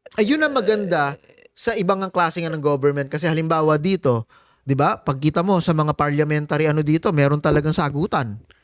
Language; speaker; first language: Filipino; native; Filipino